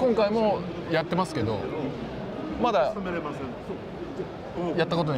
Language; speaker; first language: Japanese; native; Japanese